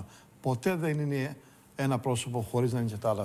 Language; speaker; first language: Greek; native; Greek